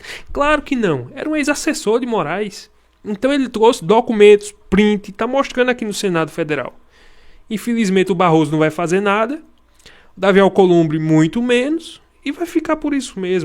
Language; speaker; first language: Portuguese; native; Portuguese